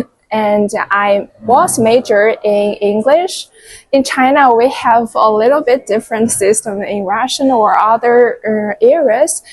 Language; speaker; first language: English; non-native, fluent; Chinese